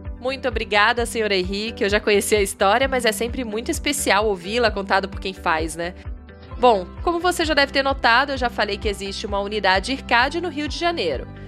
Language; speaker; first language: Portuguese; native; Portuguese